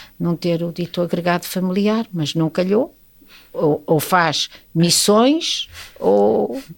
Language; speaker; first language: Portuguese; native; Portuguese